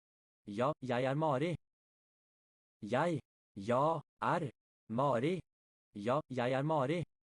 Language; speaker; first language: Norwegian; non-native, learner; English